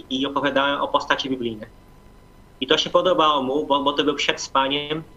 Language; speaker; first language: Polish; non-native, fluent; Portuguese